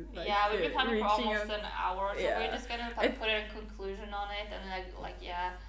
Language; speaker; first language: English; non-native, fluent; Norwegian